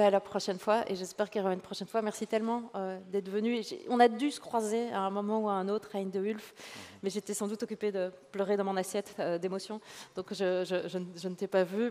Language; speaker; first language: French; native; French